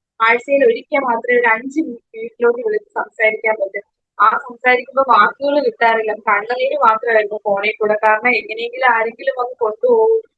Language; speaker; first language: Malayalam; native; Malayalam